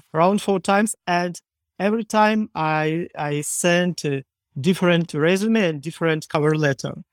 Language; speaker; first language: English; non-native, learner; Ukrainian